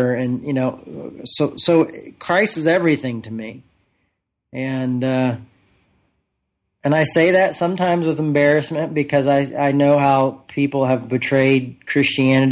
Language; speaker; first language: English; native; English